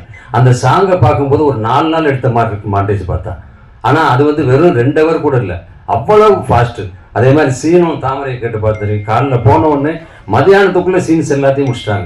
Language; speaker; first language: Tamil; native; Tamil